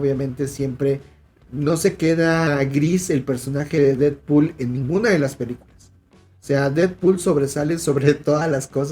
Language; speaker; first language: Spanish; native; Spanish